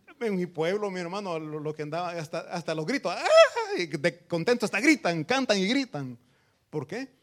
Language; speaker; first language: Spanish; native; Spanish